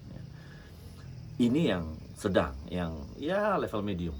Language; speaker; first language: Indonesian; native; Indonesian